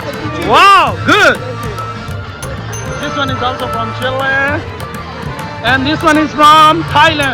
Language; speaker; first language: English; non-native, learner; Urdu